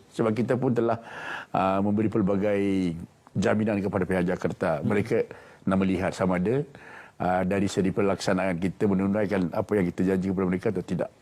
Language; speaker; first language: Malay; non-native, local second language; Tamil